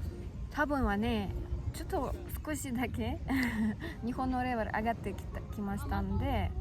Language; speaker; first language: Japanese; non-native, learner; Russian